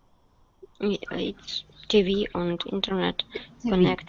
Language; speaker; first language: English; non-native, learner; Russian